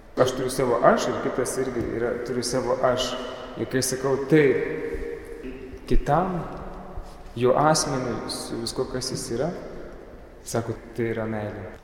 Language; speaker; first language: Lithuanian; native; Lithuanian